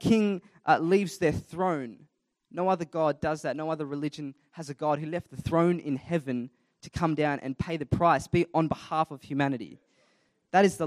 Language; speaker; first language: English; native; English